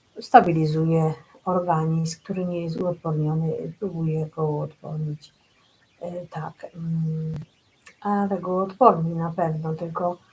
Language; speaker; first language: Polish; native; Polish